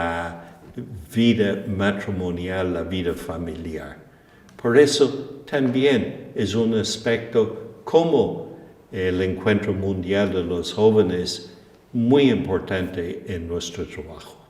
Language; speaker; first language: Spanish; non-native, fluent; English